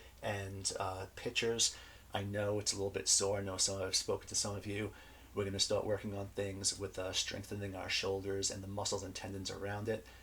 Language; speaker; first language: English; native; English